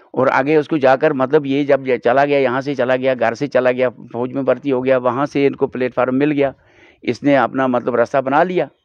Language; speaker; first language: Hindi; non-native, local second language; Kashmiri